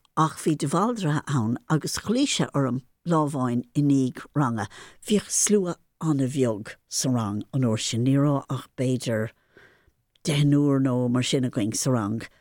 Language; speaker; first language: Irish; non-native, local second language; English